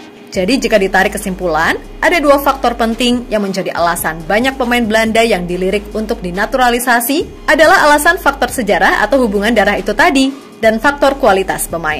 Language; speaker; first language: Indonesian; native; Indonesian